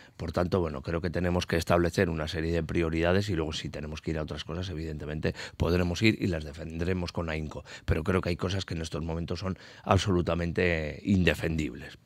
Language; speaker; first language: Spanish; native; Spanish